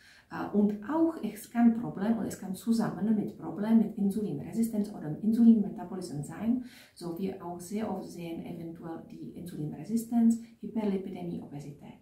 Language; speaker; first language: German; non-native, fluent; Czech